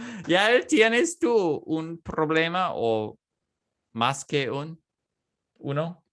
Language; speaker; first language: Spanish; non-native, fluent; English